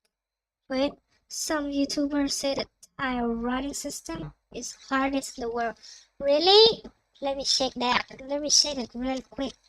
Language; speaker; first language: English; non-native, fluent; Thai